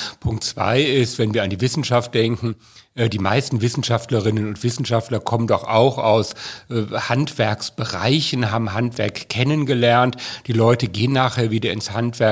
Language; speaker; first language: German; native; German